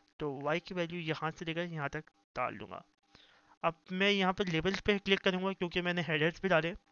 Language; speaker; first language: Hindi; native; Hindi